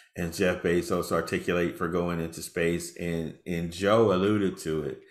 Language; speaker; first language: English; native; English